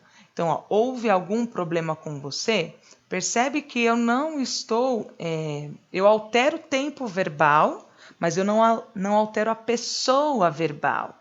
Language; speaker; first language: Portuguese; native; Portuguese